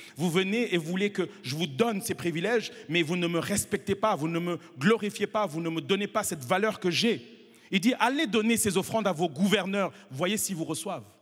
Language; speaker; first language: French; non-native, local second language; Kinyarwanda